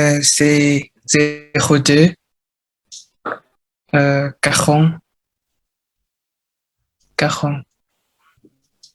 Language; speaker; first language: French; non-native, learner; Vietnamese